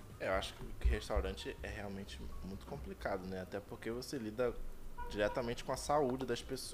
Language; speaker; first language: Portuguese; native; Portuguese